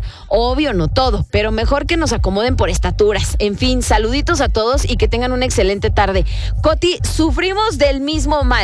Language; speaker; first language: Spanish; native; Spanish